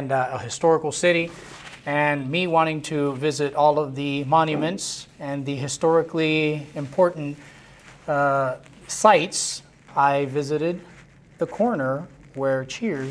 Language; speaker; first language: English; non-native, local second language; Spanish